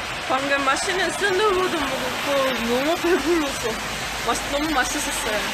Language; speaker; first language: Korean; non-native, learner; Dutch